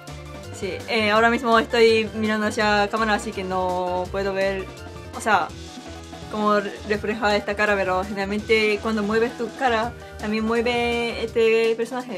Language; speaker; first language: Spanish; non-native, fluent; Japanese